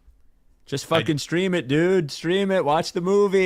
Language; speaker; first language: English; native; English